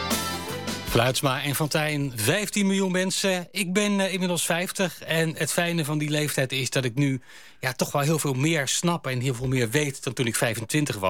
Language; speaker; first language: Dutch; native; Dutch